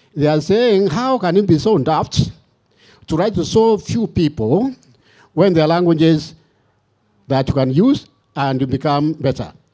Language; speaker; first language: English; non-native, local second language; Swahili